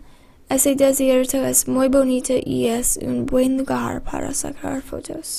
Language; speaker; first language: Spanish; non-native, learner; English